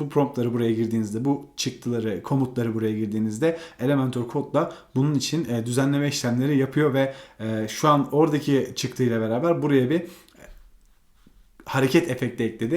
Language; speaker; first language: Turkish; native; Turkish